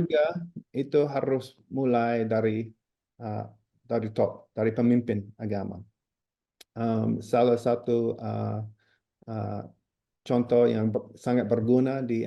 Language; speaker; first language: Indonesian; non-native, fluent; English